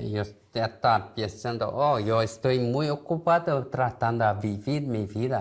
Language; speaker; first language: Spanish; non-native, learner; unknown